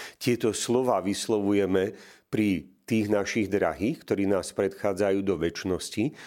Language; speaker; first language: Slovak; native; Slovak